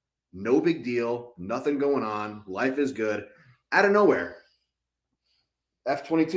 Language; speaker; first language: English; native; English